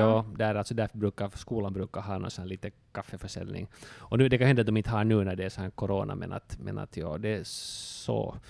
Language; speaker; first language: Swedish; native; Swedish